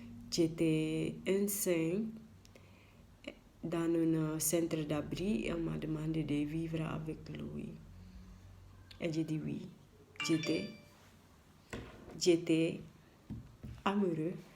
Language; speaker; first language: French; non-native, learner; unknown